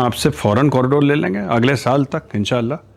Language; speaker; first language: Hindi; native; Hindi